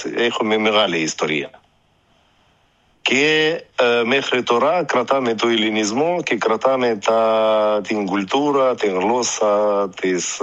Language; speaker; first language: Greek; early bilingual, heritage; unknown